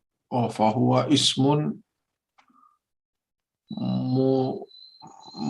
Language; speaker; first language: Arabic; non-native, learner; Indonesian